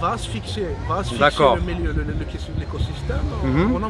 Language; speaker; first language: French; non-native, local second language; Kabyle